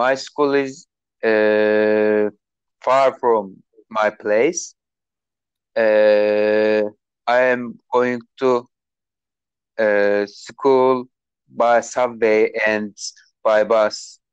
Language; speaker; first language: English; non-native, learner; Turkish